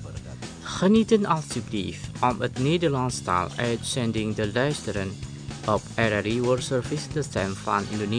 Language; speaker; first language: Dutch; non-native, learner; Indonesian